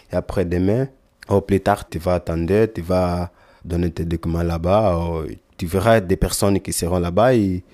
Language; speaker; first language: French; non-native, learner; Lingala